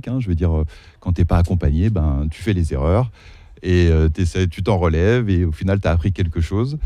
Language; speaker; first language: French; early bilingual, other home language; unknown